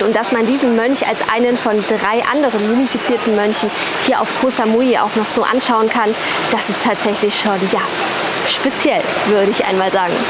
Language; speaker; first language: German; native; German